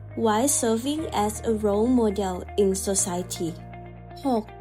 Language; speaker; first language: English; non-native, fluent; Thai